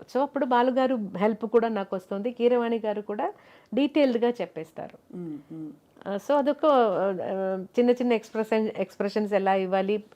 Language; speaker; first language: Telugu; non-native, local second language; Malayalam